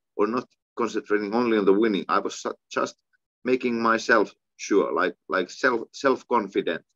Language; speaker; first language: English; non-native, fluent; Finnish